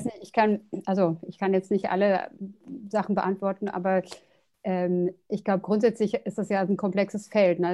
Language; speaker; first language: German; native; German